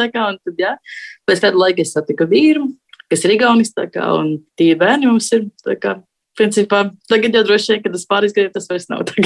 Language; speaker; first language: Latvian; native; Latvian